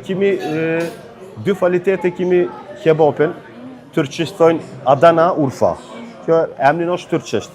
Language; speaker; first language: Albanian; early bilingual, heritage; Turkish